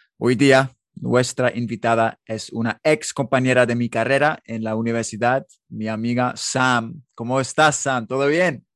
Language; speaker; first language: Spanish; non-native, learner; English